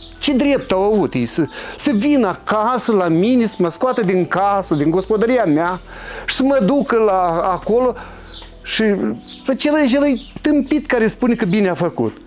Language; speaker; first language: Romanian; native; Romanian